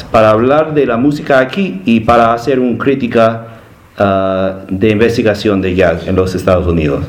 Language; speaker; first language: Spanish; non-native, learner; English